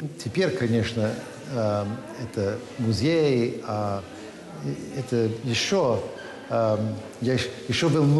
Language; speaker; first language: Russian; non-native, fluent; English